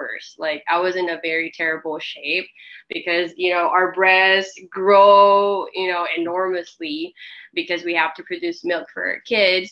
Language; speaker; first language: English; non-native, local second language; Filipino